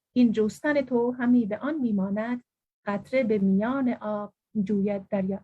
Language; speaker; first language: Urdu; non-native, fluent; Persian